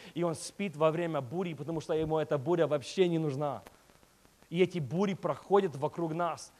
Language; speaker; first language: Russian; early bilingual, heritage; Russian